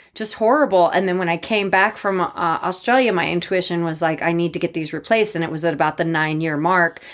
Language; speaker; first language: English; native; English